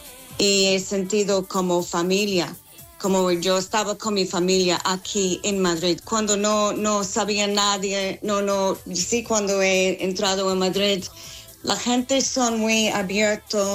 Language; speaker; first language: Spanish; non-native, fluent; English